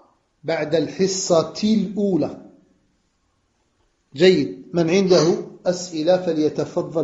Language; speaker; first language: Arabic; non-native, fluent; French